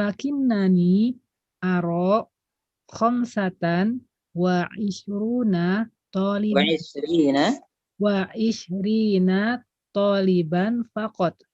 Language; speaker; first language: Arabic; non-native, learner; Indonesian